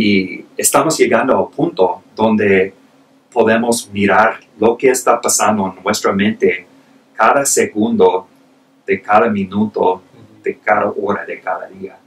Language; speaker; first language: Spanish; non-native, fluent; English